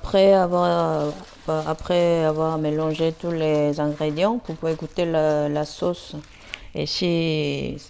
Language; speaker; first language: French; non-native, fluent; Korean